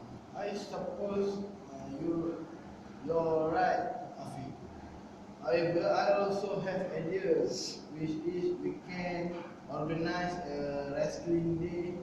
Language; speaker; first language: English; non-native, learner; Malay